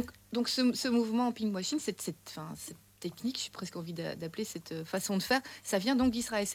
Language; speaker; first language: French; native; French